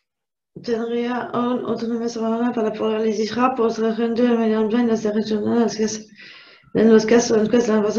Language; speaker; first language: Spanish; non-native, fluent; French